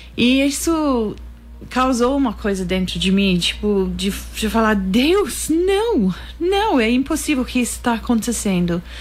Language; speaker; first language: Portuguese; non-native, fluent; English